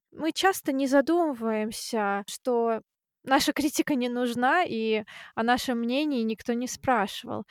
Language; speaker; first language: Russian; native; Russian